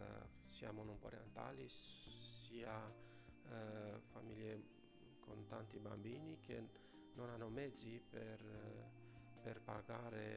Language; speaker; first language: Italian; non-native, fluent; Romanian